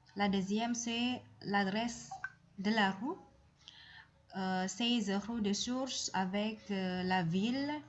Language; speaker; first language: French; non-native, fluent; Indonesian